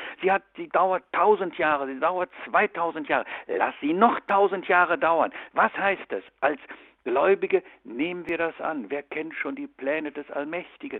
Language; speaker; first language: German; native; German